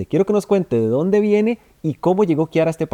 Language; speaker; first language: Spanish; native; Spanish